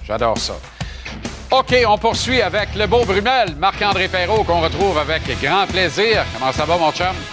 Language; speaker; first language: French; native; French